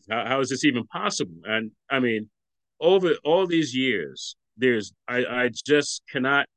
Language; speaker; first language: English; native; English